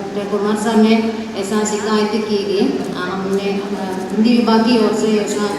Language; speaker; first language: Hindi; non-native, local second language; Malayalam